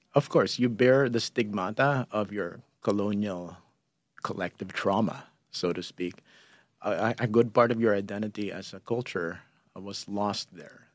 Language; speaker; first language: English; non-native, local second language; Filipino